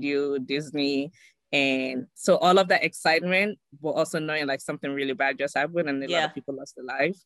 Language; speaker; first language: English; non-native, local second language; Yoruba